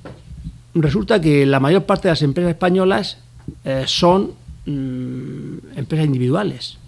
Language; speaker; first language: Spanish; native; Spanish